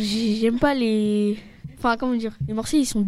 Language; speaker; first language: French; native; French